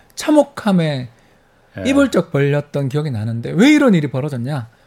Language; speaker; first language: Korean; native; Korean